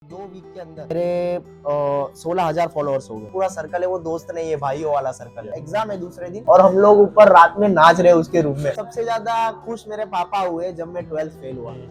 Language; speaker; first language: Hindi; non-native, local second language; Marathi